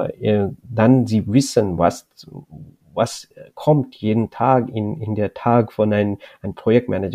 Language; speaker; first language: German; non-native, learner; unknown